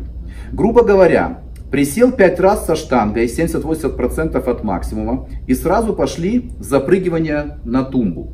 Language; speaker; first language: Russian; native; Russian